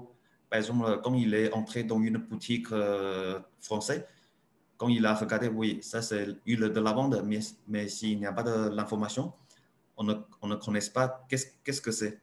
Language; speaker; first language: French; non-native, learner; Chinese